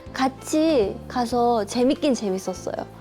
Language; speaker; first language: Korean; non-native, fluent; Chinese